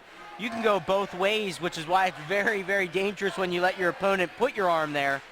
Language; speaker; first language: English; native; English